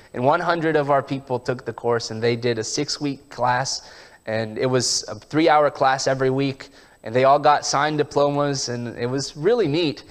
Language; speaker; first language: English; early bilingual, heritage; English